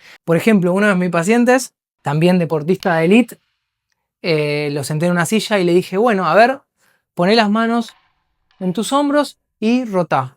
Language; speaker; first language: Spanish; native; Spanish